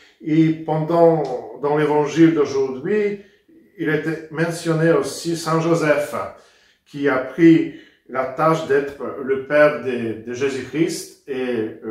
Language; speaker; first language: French; non-native, fluent; Polish